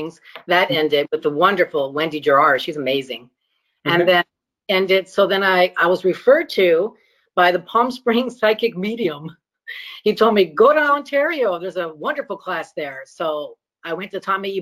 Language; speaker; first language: English; early bilingual, other home language; Greek